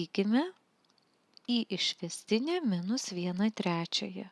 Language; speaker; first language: Lithuanian; native; Lithuanian